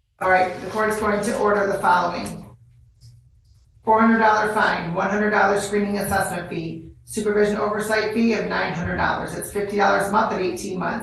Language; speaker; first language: English; native; English